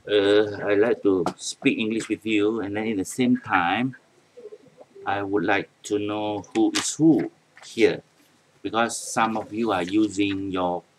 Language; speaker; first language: English; non-native, local second language; Malay